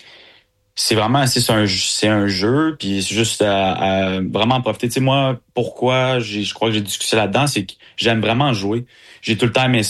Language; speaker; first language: French; native; French